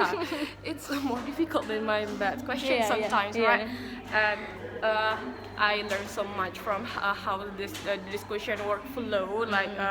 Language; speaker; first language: English; non-native, fluent; Indonesian